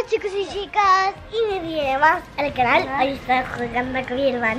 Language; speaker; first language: Spanish; early bilingual, heritage; English